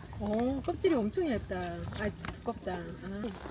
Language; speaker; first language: Korean; native; Korean